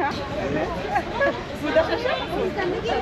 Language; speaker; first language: Turkish; non-native, learner; Kinyarwanda